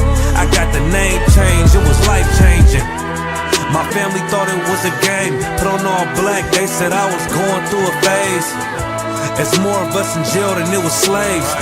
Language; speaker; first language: English; native; English